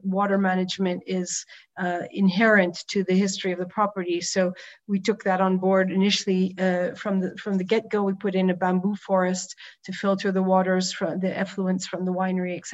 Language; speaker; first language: English; native; English